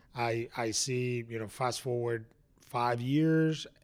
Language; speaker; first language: English; non-native, fluent; Spanish